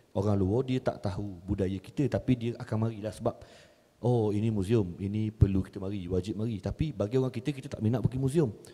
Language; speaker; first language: Malay; native; Malay